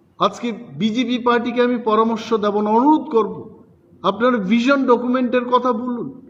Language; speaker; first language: Bangla; non-native, local second language; Kok Borok